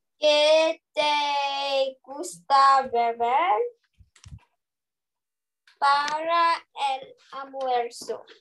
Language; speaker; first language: Spanish; non-native, learner; English